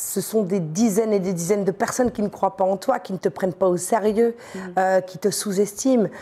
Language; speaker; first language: French; native; French